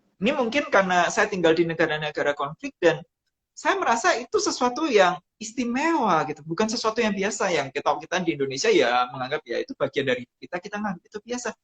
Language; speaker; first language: Indonesian; non-native, local second language; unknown